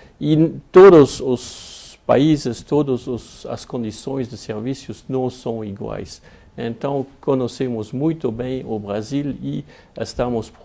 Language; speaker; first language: Portuguese; non-native, fluent; French